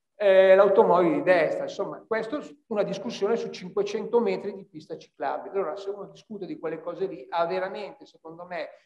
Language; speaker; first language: Italian; native; Italian